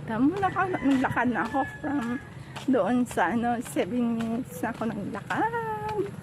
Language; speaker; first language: Filipino; non-native, local second language; Cebuano